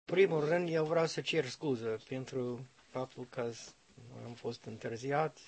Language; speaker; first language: Romanian; non-native, learner; English